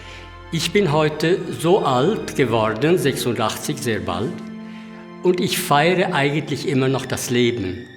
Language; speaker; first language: German; non-native, local second language; French